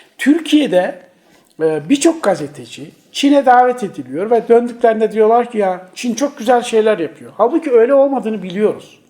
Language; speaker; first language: Turkish; native; Turkish